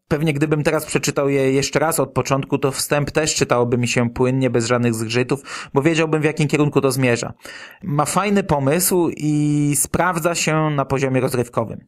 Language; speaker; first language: Polish; native; Polish